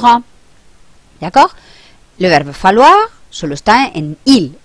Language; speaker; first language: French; non-native, fluent; Spanish